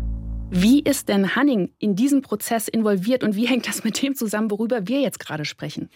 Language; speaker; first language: German; native; German